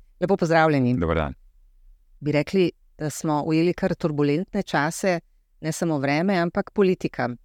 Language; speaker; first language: Slovenian; native; Slovenian